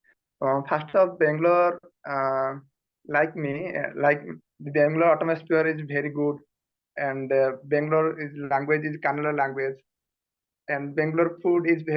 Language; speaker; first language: English; non-native, learner; Odia